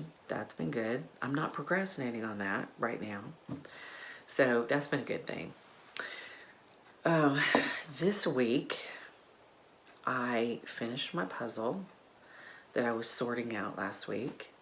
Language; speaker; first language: English; native; English